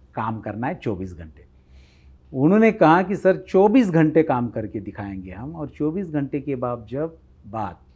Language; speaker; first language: Hindi; non-native, local second language; Marathi